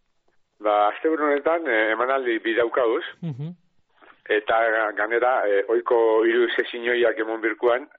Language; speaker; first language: Basque; native; Basque